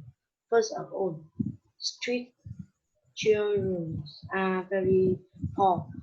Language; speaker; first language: English; non-native, learner; Vietnamese